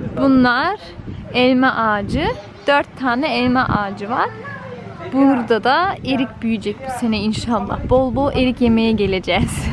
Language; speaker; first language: Turkish; early bilingual, heritage; Turkish